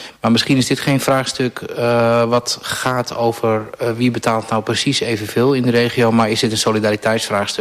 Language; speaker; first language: Dutch; native; Dutch